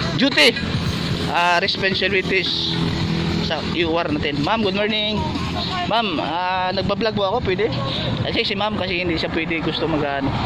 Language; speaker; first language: Filipino; non-native, local second language; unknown